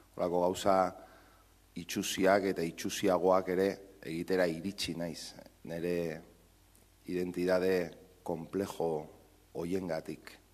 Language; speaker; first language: Basque; non-native, local second language; Spanish